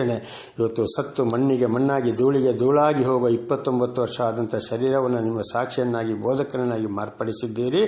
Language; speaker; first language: Kannada; native; Kannada